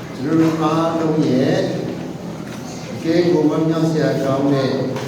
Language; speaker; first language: Burmese; non-native, local second language; Hakha Chin